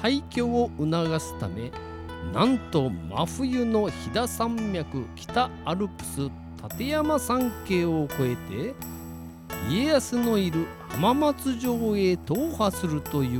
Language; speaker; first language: Japanese; native; Japanese